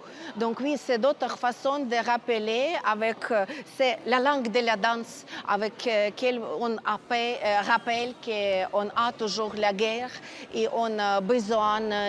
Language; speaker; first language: French; non-native, fluent; Ukrainian